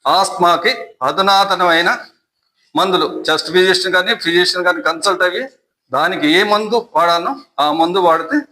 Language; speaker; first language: Telugu; native; Telugu